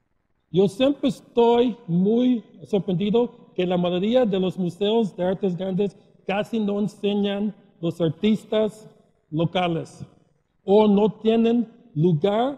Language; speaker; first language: Spanish; early bilingual, heritage; Spanish